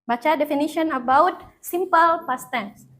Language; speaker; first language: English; non-native, fluent; Indonesian